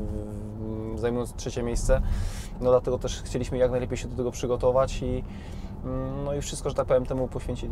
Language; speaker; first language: Polish; native; Polish